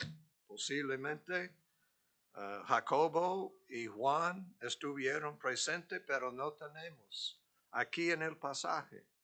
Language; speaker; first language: Spanish; non-native, fluent; English